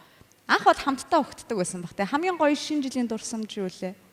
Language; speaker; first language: Mongolian; native; Mongolian